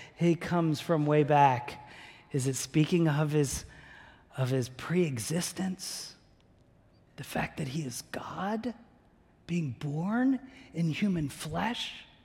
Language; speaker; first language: English; native; English